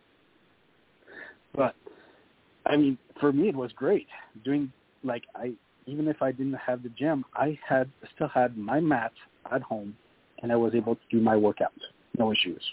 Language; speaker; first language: English; non-native, fluent; French